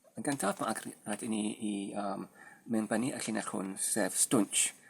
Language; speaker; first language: Welsh; non-native, learner; Polish